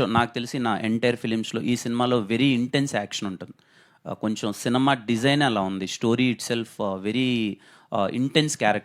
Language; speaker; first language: Telugu; native; Telugu